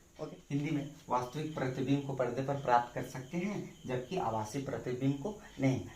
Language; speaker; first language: Hindi; native; Hindi